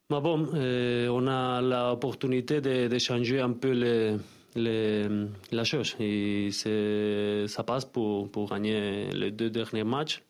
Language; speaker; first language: French; non-native, learner; Spanish